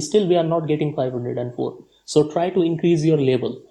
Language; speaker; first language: English; non-native, local second language; Nepali